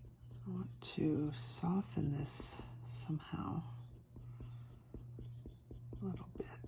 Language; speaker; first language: English; native; English